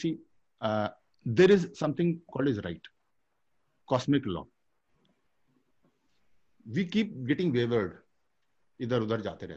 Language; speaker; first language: English; non-native, local second language; Hindi